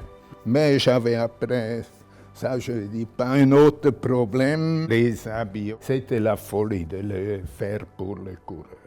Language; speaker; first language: French; non-native, local second language; German